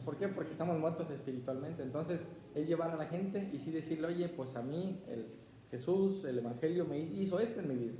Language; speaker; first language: Spanish; native; Spanish